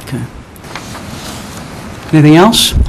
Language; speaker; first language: English; native; English